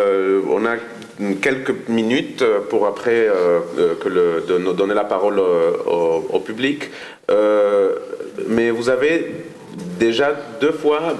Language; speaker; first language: French; non-native, fluent; Spanish